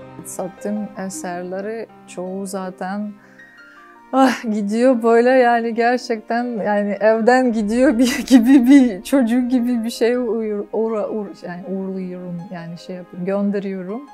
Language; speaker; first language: Turkish; non-native, fluent; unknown